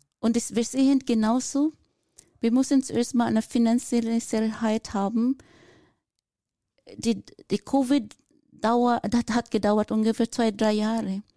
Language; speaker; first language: German; non-native, fluent; Filipino